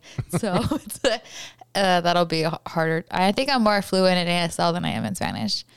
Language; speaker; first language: English; native; English